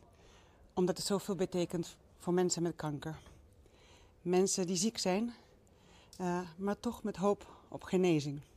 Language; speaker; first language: Dutch; non-native, local second language; Spanish